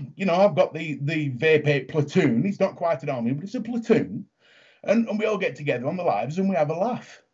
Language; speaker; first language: English; native; English